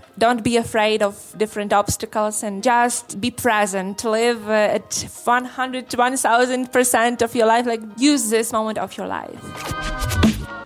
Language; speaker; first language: English; non-native, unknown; Ukrainian